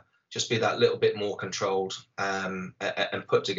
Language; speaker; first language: English; native; English